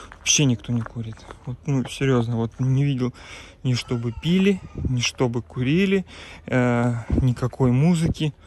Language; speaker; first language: Russian; native; Russian